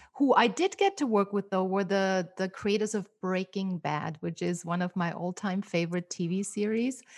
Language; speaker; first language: English; non-native, fluent; German